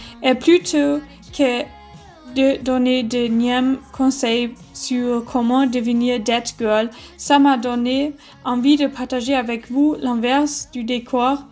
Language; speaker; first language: French; non-native, learner; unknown